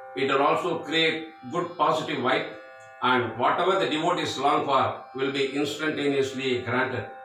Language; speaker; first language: English; non-native, local second language; Tamil